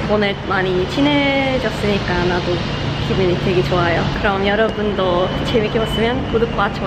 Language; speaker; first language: Korean; non-native, fluent; Swedish